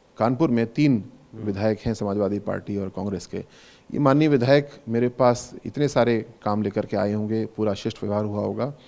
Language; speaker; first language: Hindi; native; Hindi